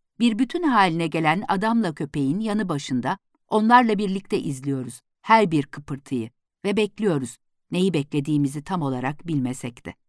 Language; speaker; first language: Turkish; native; Turkish